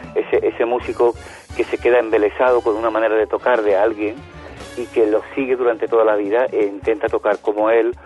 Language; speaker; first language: Spanish; native; Spanish